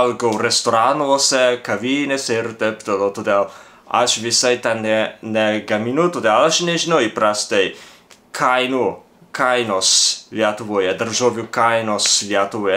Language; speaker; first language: Lithuanian; non-native, fluent; Japanese